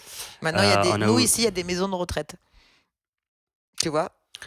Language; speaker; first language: French; native; French